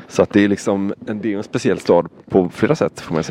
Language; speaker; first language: Swedish; native; Swedish